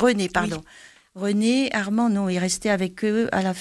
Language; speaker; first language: French; native; French